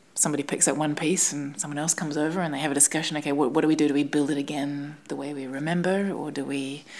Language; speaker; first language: English; native; English